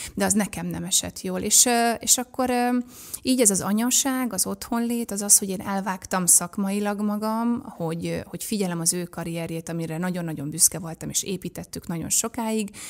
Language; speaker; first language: Hungarian; native; Hungarian